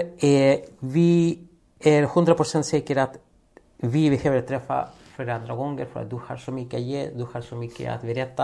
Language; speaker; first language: Swedish; non-native, fluent; Spanish